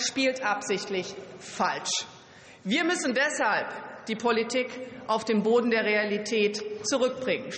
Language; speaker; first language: German; native; German